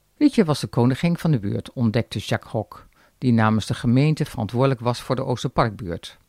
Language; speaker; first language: Dutch; native; Dutch